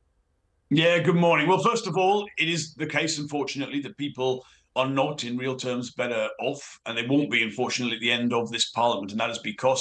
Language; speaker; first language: English; native; English